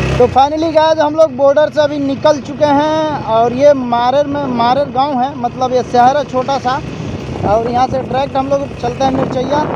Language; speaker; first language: Hindi; non-native, local second language; Maithili